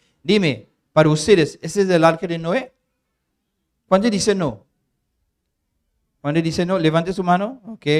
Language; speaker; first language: Spanish; non-native, fluent; English